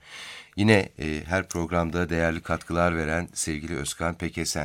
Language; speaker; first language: Turkish; native; Turkish